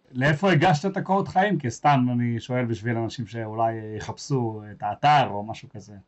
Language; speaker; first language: Hebrew; native; Hebrew